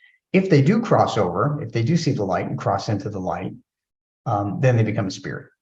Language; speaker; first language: English; native; English